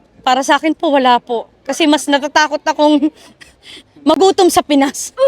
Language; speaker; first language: Filipino; native; Filipino